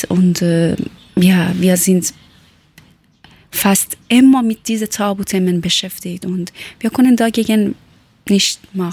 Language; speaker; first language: German; non-native, learner; Persian